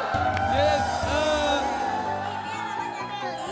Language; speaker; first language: English; non-native, learner; Indonesian